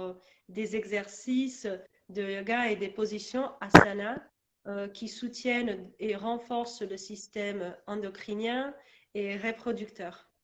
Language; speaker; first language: French; non-native, learner; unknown